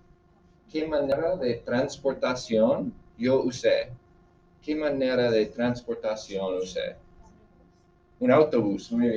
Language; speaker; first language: Spanish; non-native, fluent; English